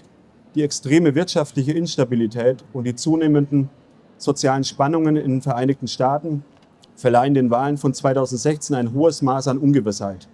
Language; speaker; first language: German; native; German